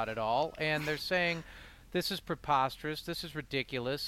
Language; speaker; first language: English; native; English